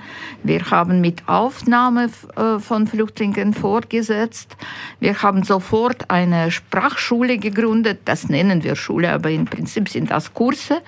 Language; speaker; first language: German; non-native, fluent; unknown